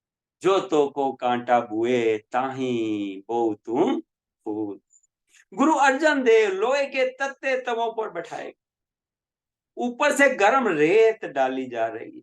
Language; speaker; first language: Hindi; native; Hindi